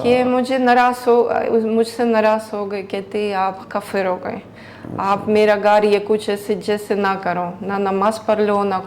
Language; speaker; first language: Hindi; non-native, learner; Greek